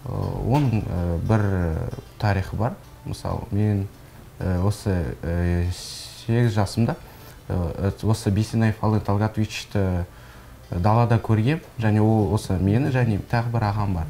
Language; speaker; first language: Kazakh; non-native, local second language; Russian